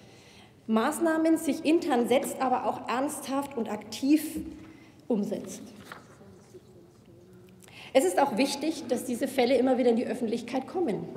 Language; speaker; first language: German; native; German